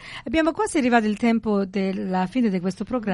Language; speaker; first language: Italian; early bilingual, heritage; English